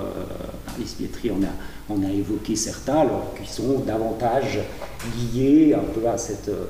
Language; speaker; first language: French; native; French